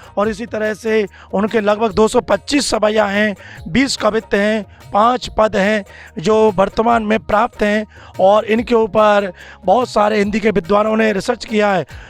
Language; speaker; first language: Hindi; native; Hindi